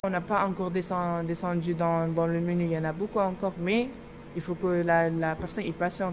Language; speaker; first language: French; non-native, fluent; Arabic